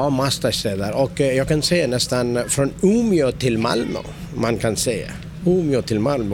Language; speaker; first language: Swedish; non-native, learner; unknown